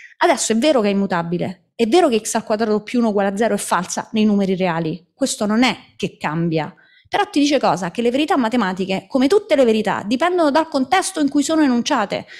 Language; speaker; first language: Italian; native; Italian